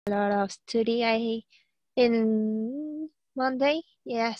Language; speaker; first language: English; non-native, learner; Spanish